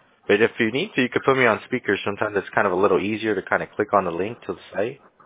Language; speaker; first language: English; early bilingual, other home language; Spanish